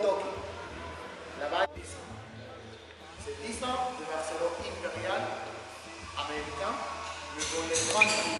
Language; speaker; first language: French; non-native, learner; Spanish